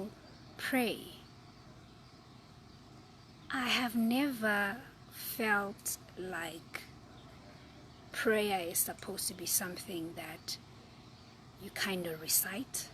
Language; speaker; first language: English; non-native, local second language; Zulu